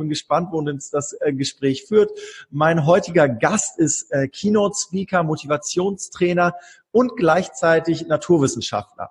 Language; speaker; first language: German; native; German